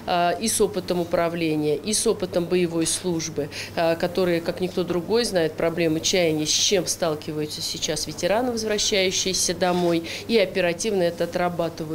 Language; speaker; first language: Russian; native; Russian